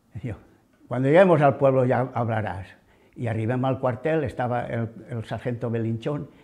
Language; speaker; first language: Spanish; non-native, local second language; Catalan